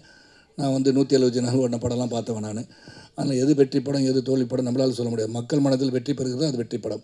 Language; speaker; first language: Tamil; native; Tamil